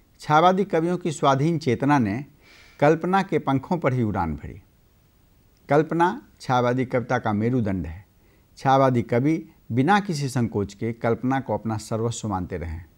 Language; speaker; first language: Hindi; native; Hindi